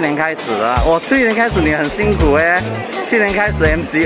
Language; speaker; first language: Chinese; non-native, local second language; Cantonese